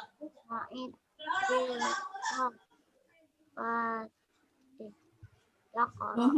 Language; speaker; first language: Arabic; non-native, learner; Indonesian